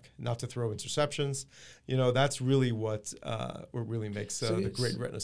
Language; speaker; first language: English; native; English